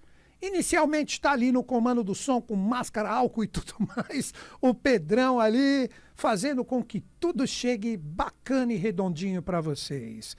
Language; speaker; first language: Portuguese; native; Portuguese